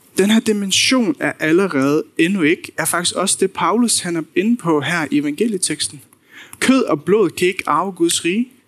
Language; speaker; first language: Danish; non-native, local second language; Faroese